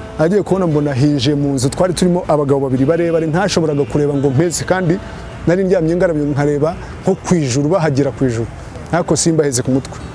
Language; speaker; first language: Kinyarwanda; early bilingual, heritage; Kinyarwanda